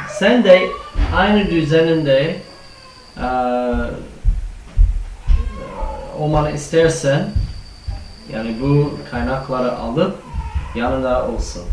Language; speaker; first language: Turkish; non-native, fluent; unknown